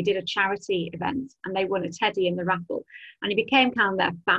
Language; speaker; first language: English; native; English